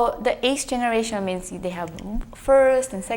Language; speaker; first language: English; native; English